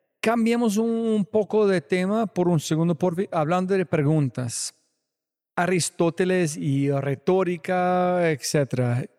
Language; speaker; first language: Spanish; non-native, fluent; English